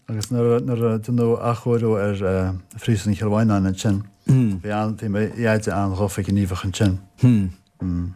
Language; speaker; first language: Irish; non-native, local second language; English